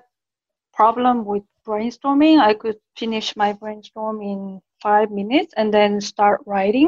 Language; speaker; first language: English; non-native, fluent; Korean